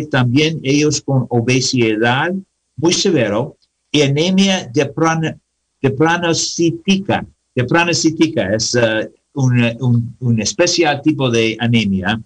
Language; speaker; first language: Spanish; non-native, learner; English